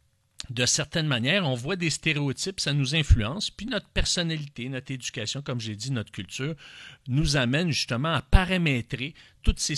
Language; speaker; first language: French; native; French